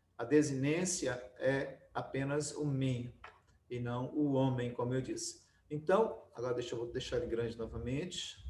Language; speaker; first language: Portuguese; native; Portuguese